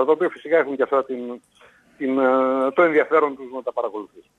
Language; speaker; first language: Greek; native; Greek